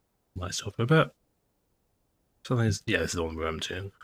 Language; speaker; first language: English; native; English